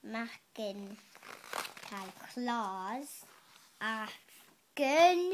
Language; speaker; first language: Welsh; non-native, local second language; English